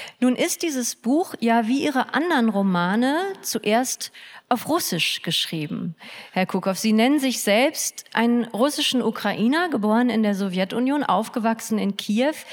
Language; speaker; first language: German; native; German